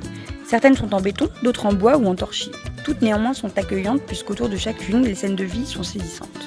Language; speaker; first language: French; native; French